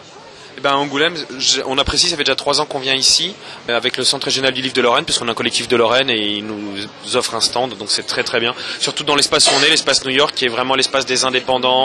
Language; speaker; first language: French; native; French